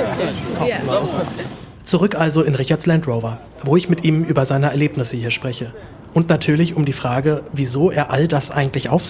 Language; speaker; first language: German; native; German